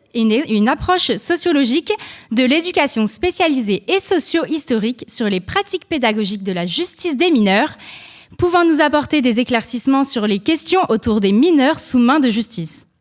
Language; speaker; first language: French; native; French